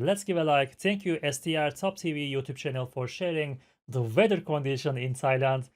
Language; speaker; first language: English; non-native, fluent; Turkish